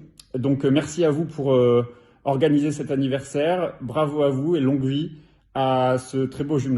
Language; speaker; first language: French; native; French